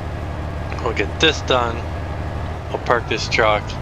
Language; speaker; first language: English; native; English